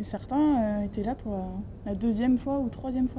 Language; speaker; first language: French; native; French